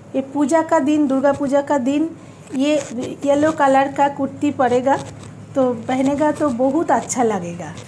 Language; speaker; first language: Hindi; non-native, local second language; Bangla